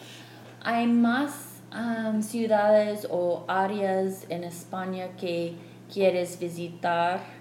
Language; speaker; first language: Spanish; non-native, fluent; English